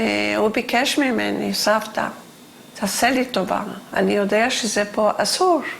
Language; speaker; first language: Hebrew; non-native, fluent; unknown